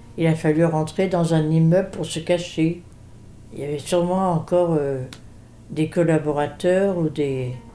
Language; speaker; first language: French; native; French